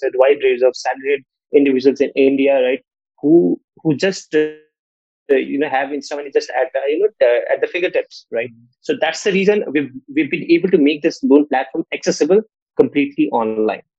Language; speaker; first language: English; non-native, local second language; Nepali